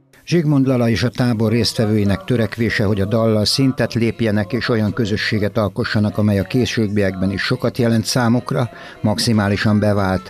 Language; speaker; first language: Hungarian; native; Hungarian